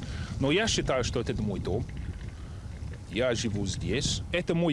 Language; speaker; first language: Russian; non-native, fluent; English